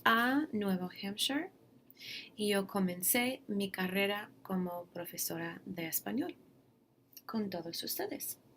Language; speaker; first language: Spanish; non-native, fluent; English